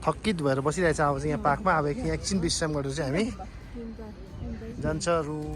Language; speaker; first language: Nepali; non-native, local second language; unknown